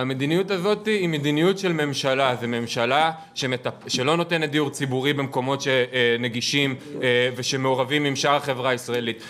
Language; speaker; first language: Hebrew; native; Hebrew